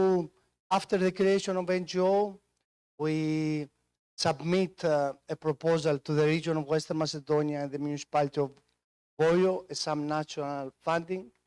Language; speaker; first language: English; non-native, fluent; Greek